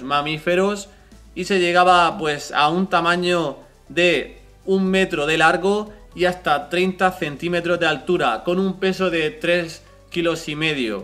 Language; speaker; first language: Spanish; native; Spanish